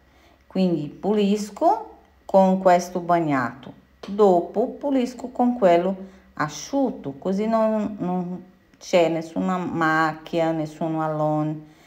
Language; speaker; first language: Italian; non-native, fluent; Portuguese